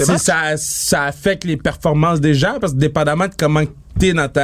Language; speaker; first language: French; native; French